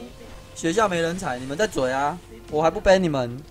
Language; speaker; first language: Chinese; native; Chinese